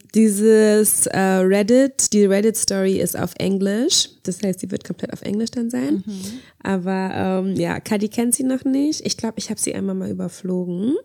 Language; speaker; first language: German; early bilingual, heritage; German